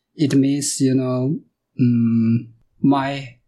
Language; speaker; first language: English; non-native, fluent; Chinese